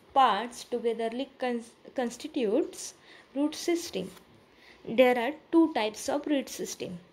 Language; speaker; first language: English; non-native, local second language; Marathi